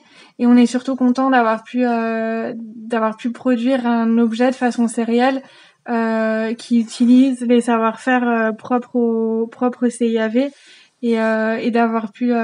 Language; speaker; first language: French; native; French